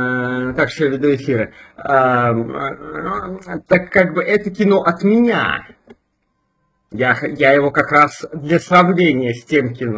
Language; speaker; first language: Russian; native; Russian